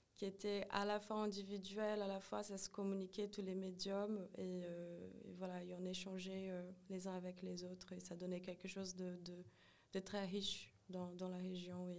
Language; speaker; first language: French; non-native, fluent; Portuguese